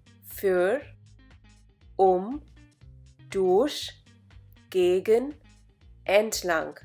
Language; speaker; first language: German; non-native, fluent; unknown